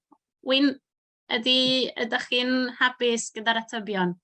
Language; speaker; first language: Welsh; non-native, fluent; Spanish